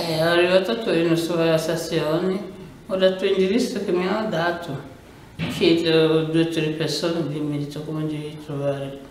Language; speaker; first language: Italian; non-native, learner; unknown